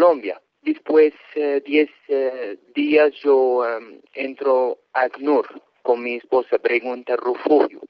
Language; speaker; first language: Spanish; non-native, learner; Arabic